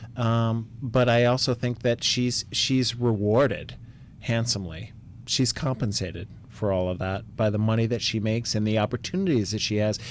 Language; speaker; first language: English; native; English